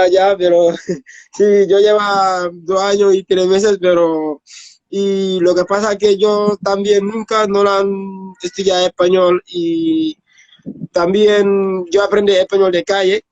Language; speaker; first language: Spanish; non-native, learner; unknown